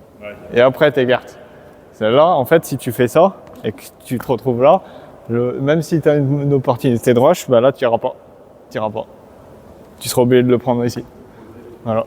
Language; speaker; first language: French; native; French